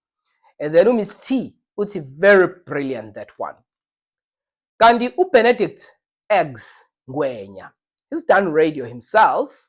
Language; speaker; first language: English; non-native, local second language; Zulu